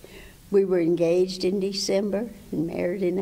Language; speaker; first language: English; native; English